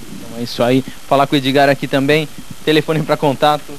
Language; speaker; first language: Portuguese; native; Portuguese